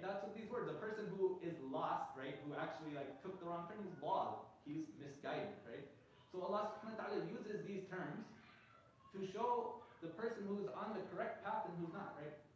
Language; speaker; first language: English; native; English